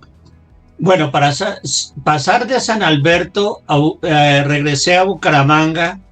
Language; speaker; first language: Spanish; native; Spanish